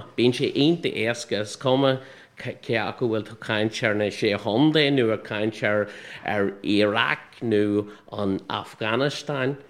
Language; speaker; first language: Irish; non-native, local second language; English